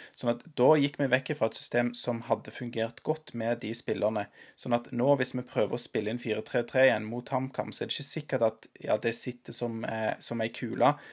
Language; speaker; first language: Norwegian; native; Norwegian